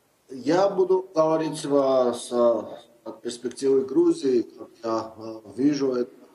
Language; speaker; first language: Russian; non-native, fluent; Georgian